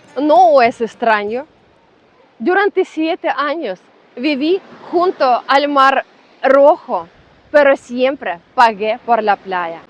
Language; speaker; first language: Spanish; non-native, learner; Ukrainian